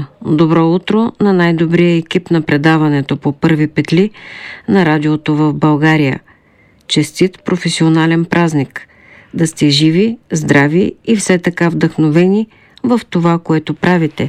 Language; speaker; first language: Bulgarian; native; Bulgarian